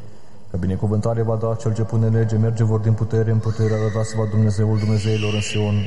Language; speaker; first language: Romanian; native; Romanian